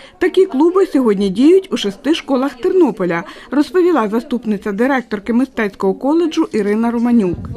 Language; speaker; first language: Ukrainian; native; Ukrainian